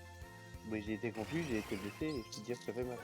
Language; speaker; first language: French; native; French